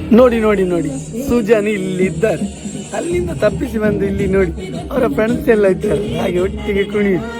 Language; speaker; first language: Kannada; non-native, local second language; Tulu